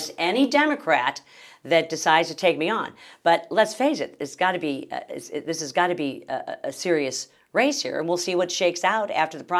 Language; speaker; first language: English; native; English